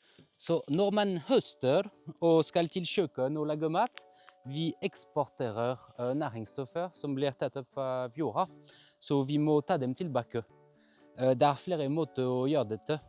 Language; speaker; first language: Norwegian; non-native, fluent; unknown